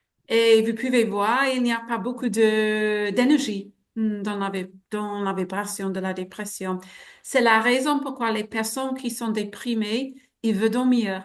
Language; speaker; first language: French; non-native, fluent; English